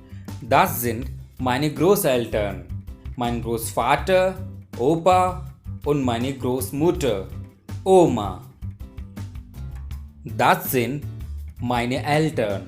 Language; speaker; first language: German; non-native, fluent; Hindi